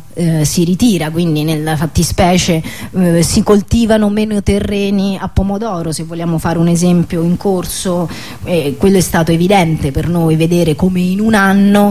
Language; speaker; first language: Italian; native; Italian